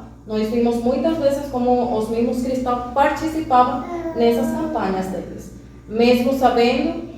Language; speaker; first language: Portuguese; non-native, fluent; Spanish